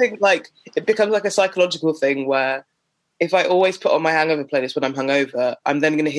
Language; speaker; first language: English; native; English